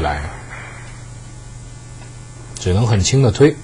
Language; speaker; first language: Chinese; native; Chinese